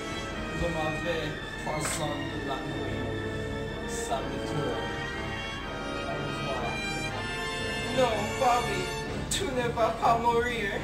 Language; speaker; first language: French; non-native, learner; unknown